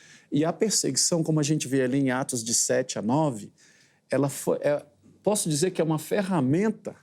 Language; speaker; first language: Portuguese; native; Portuguese